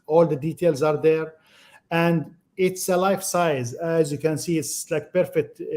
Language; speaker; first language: English; non-native, fluent; Arabic